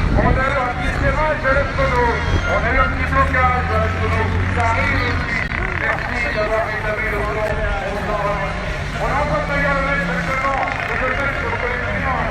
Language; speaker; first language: French; native; French